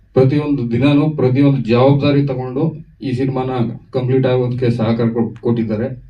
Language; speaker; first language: Kannada; native; Kannada